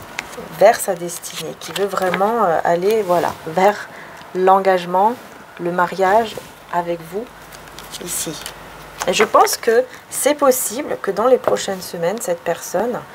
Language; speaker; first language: French; native; French